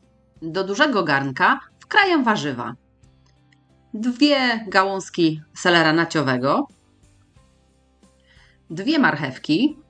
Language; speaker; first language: Polish; native; Polish